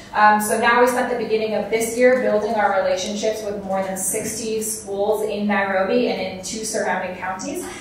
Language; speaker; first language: English; native; English